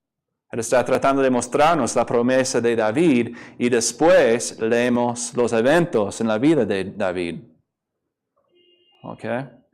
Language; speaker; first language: Spanish; non-native, fluent; English